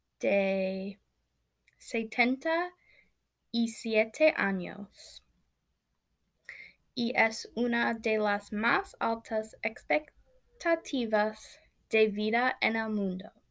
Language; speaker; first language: Spanish; non-native, learner; English